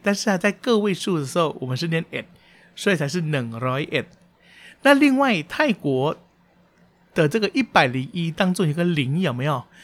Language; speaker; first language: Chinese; early bilingual, heritage; Chinese